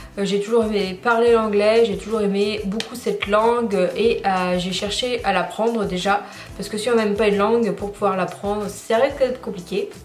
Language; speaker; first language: French; native; French